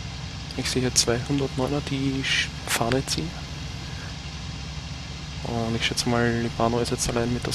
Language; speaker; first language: German; native; German